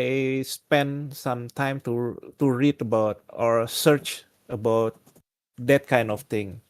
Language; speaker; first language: English; non-native, learner; Indonesian